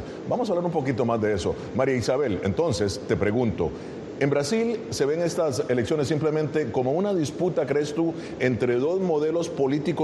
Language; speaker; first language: Spanish; native; Spanish